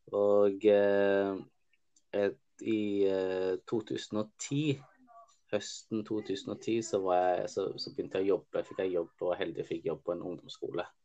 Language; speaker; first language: Norwegian; early bilingual, other home language; Somali